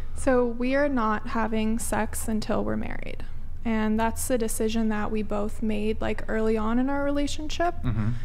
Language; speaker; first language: English; native; English